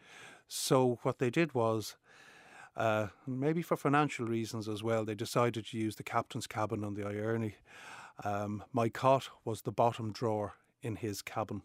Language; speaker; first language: English; native; English